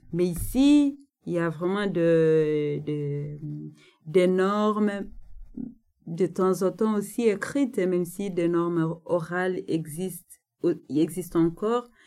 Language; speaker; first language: French; non-native, local second language; Nande